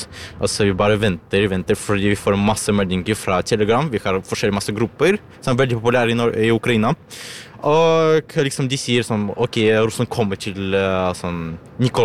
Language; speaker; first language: Norwegian; non-native, learner; Ukrainian